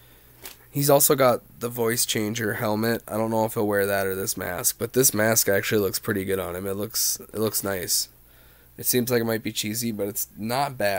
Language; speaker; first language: English; native; English